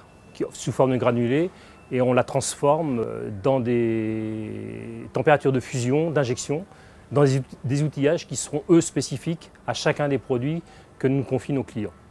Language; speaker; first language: French; native; French